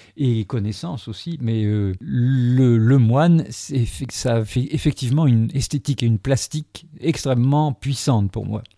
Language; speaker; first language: French; native; French